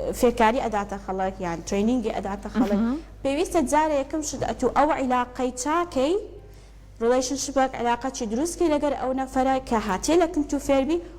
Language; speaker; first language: Central Kurdish; early bilingual, heritage; Central Kurdish